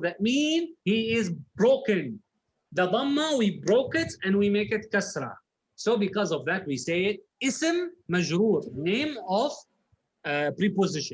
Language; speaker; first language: English; non-native, learner; Arabic